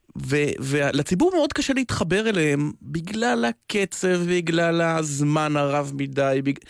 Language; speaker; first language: Hebrew; native; Hebrew